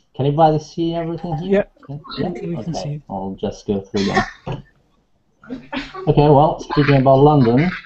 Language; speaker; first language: English; non-native, fluent; Italian